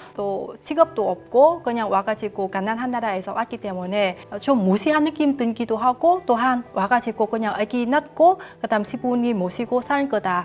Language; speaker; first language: Korean; non-native, fluent; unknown